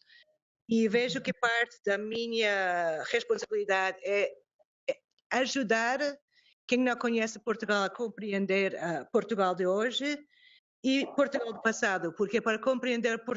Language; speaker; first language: Portuguese; non-native, fluent; English